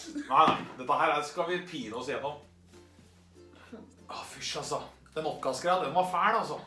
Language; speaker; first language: Norwegian; native; Norwegian